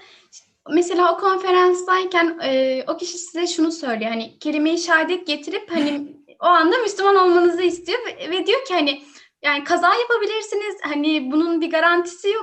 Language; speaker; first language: Turkish; native; Turkish